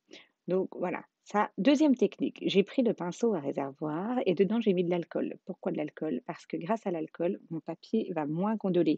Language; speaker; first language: French; native; French